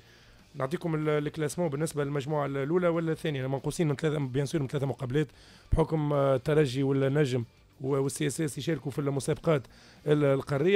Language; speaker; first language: Arabic; native; Arabic